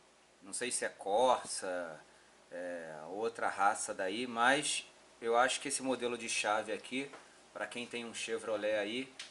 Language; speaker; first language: Portuguese; native; Portuguese